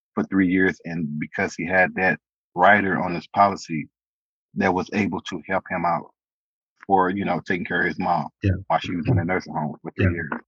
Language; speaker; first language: English; native; English